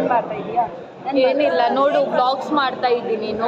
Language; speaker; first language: Kannada; non-native, learner; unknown